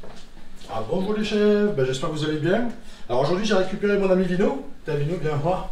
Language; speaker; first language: French; native; French